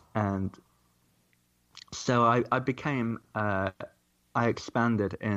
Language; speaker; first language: English; native; English